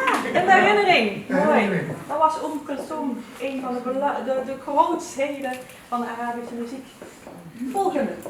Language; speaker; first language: Dutch; early bilingual, other home language; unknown